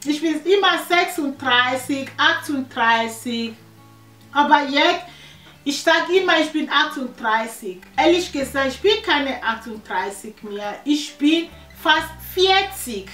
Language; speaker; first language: German; non-native, learner; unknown